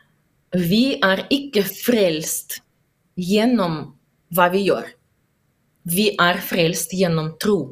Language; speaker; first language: Norwegian; non-native, learner; Russian